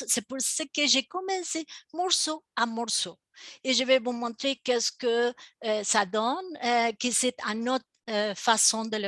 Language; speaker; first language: French; non-native, fluent; Spanish